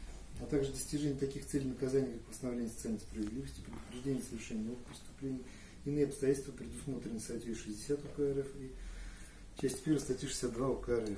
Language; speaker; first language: Russian; native; Russian